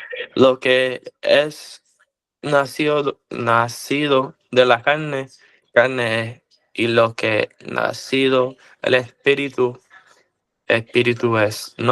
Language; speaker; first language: Spanish; early bilingual, heritage; Spanish